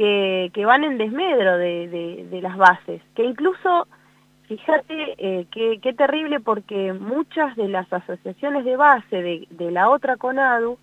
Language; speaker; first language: Spanish; native; Spanish